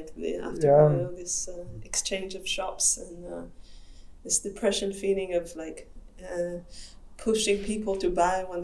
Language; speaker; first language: English; non-native, fluent; Hebrew